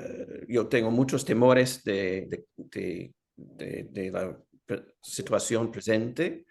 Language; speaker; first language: Spanish; non-native, fluent; English